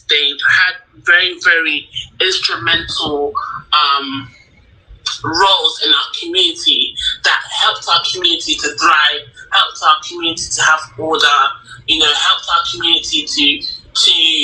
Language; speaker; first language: English; native; English